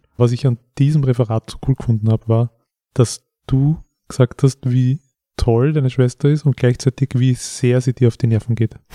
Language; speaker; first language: German; native; German